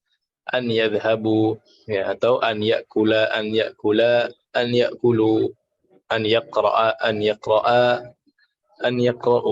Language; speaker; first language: Arabic; non-native, fluent; Indonesian